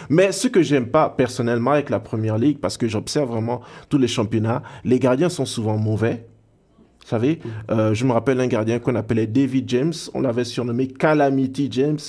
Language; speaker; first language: French; native; French